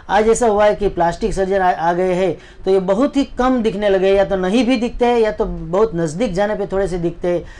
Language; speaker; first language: Hindi; non-native, local second language; Gujarati